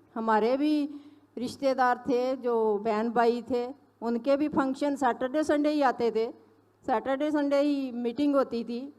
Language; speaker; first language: Hindi; non-native, local second language; Punjabi